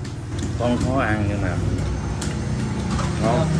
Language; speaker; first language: Vietnamese; non-native, learner; Korean